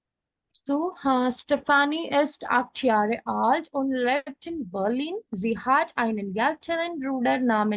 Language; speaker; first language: German; non-native, learner; Malayalam